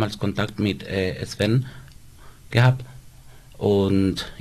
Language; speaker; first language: German; non-native, fluent; Spanish